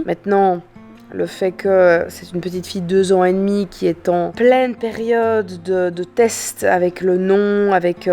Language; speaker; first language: French; native; French